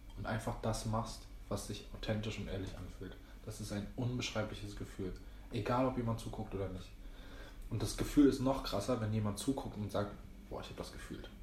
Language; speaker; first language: German; early bilingual, other home language; Greek